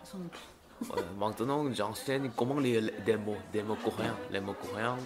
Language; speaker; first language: French; non-native, learner; Korean